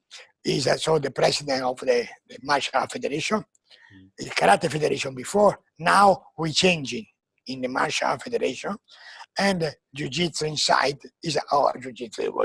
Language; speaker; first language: English; non-native, learner; Italian